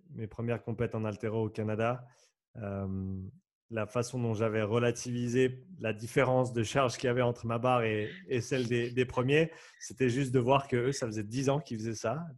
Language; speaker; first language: French; native; French